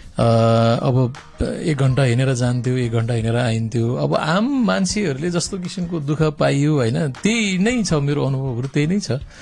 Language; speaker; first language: Nepali; non-native, local second language; Gurung